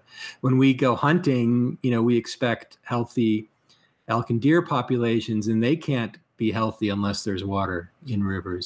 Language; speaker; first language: English; native; English